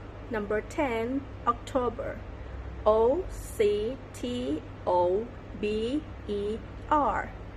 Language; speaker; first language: English; non-native, learner; Thai